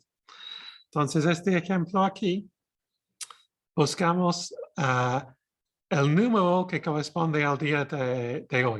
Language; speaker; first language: Spanish; non-native, fluent; English